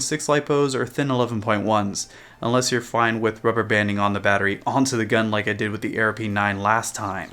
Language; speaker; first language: English; native; English